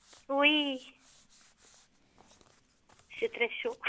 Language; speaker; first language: French; non-native, learner; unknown